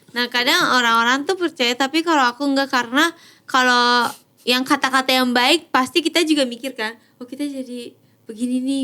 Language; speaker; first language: Indonesian; non-native, fluent; Japanese